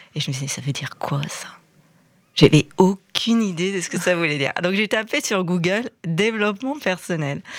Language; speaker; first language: French; native; French